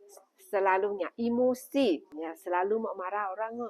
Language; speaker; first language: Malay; non-native, local second language; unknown